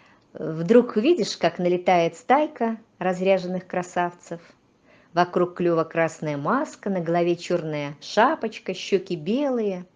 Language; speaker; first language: Russian; native; Russian